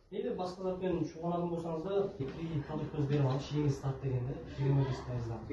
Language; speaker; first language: Uzbek; non-native, local second language; Kara-Kalpak